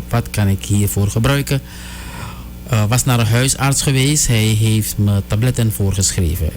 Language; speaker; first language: Dutch; native; Dutch